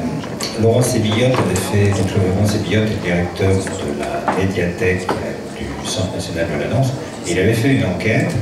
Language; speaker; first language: French; native; French